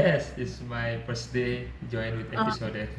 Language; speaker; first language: English; non-native, learner; Indonesian